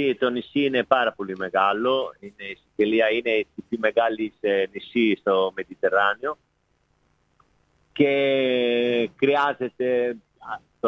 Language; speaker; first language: Greek; non-native, fluent; Italian